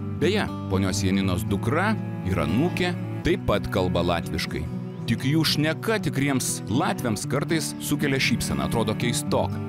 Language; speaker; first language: Lithuanian; native; Lithuanian